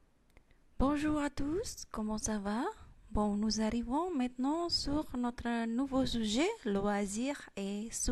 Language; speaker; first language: French; non-native, fluent; Indonesian